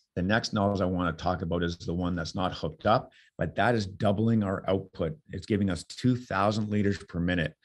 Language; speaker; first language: English; native; English